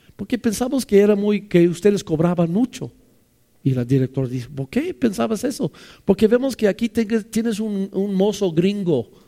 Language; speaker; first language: Spanish; non-native, fluent; English